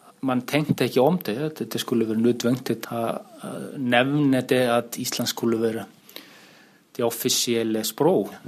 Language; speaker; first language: Swedish; non-native, fluent; Icelandic